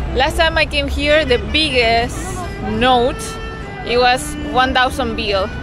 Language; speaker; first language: English; non-native, fluent; Spanish